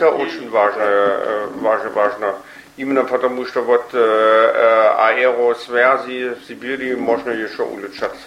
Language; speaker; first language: Russian; non-native, fluent; German